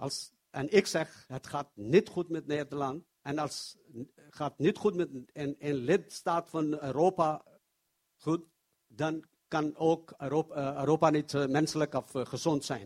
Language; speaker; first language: Dutch; non-native, fluent; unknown